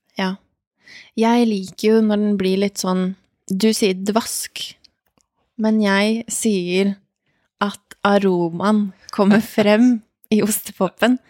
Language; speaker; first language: Norwegian; early bilingual, other home language; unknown